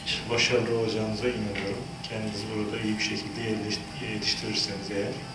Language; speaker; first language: Turkish; native; Turkish